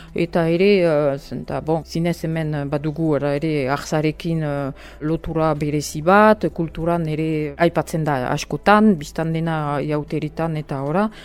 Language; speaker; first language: Basque; non-native, local second language; French